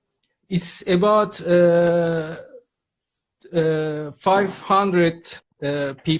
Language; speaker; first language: English; non-native, learner; Turkish